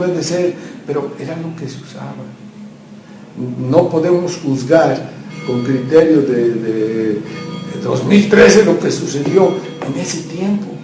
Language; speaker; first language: Spanish; native; Spanish